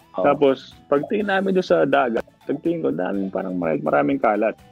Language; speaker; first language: Filipino; native; Filipino